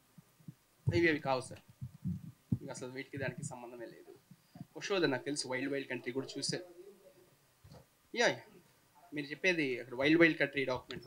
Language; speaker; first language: Telugu; native; Telugu